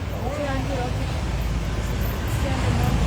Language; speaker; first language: English; non-native, learner; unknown